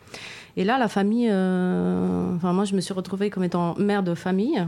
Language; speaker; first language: French; non-native, fluent; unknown